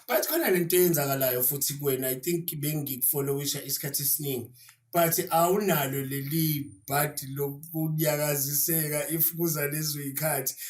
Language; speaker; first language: Zulu; native; Zulu